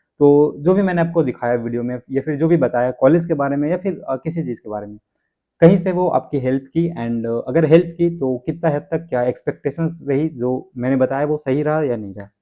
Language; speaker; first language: Hindi; native; Hindi